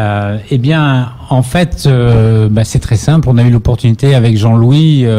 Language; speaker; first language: French; native; French